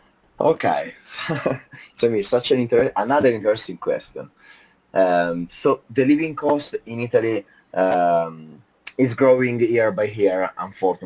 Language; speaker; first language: English; non-native, fluent; Italian